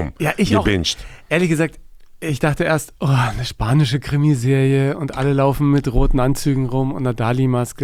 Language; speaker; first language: German; native; German